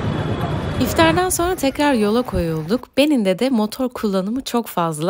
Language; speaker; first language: Turkish; native; Turkish